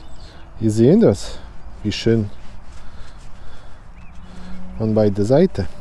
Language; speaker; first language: German; non-native, learner; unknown